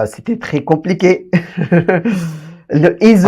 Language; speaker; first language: French; non-native, fluent; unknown